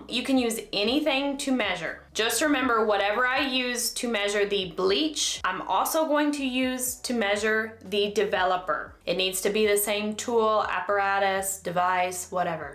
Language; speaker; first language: English; native; English